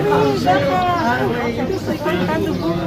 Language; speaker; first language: French; non-native, learner; Thai